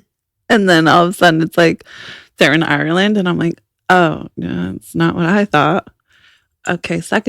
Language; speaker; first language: English; native; English